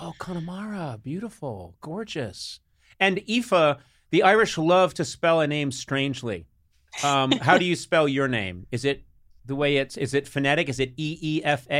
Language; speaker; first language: English; native; English